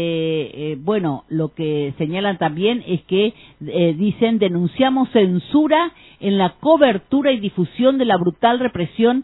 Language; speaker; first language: Spanish; native; Spanish